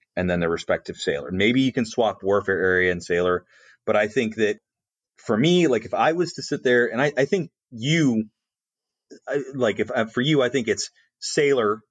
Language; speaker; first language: English; native; English